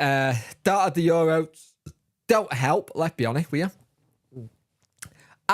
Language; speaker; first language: English; native; English